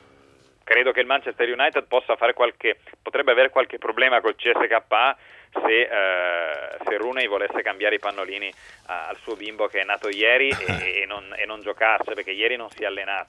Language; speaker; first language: Italian; native; Italian